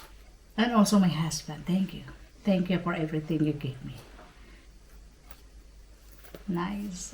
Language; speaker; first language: English; non-native, learner; Cebuano